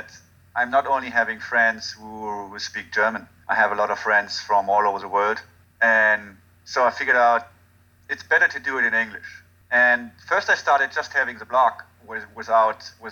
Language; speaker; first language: English; non-native, fluent; German